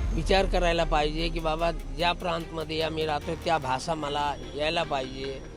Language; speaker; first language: Marathi; non-native, local second language; Hindi